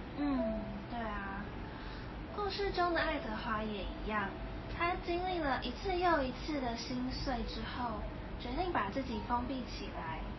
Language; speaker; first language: Chinese; native; Chinese